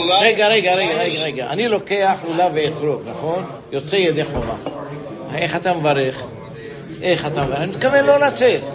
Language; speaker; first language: Hebrew; native; Hebrew